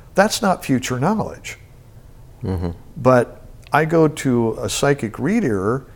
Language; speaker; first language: English; native; English